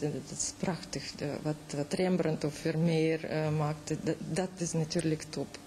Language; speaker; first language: Dutch; non-native, fluent; Russian